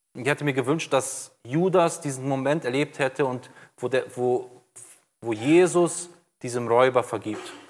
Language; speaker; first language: German; non-native, fluent; Portuguese